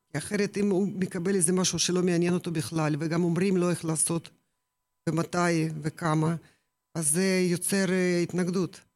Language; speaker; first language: Hebrew; non-native, fluent; Russian